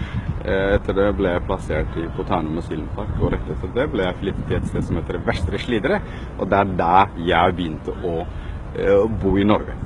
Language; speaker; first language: Norwegian; early bilingual, other home language; Somali